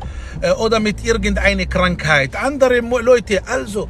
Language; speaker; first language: German; non-native, fluent; Arabic